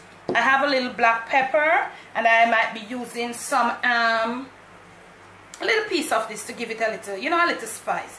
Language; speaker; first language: English; native; English